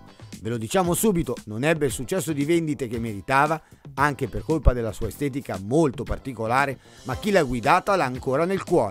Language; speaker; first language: Italian; native; Italian